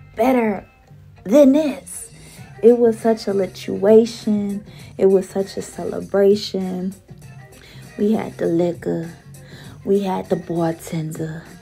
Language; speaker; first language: English; native; English